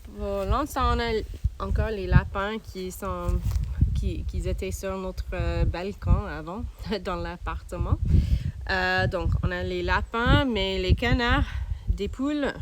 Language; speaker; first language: French; non-native, learner; English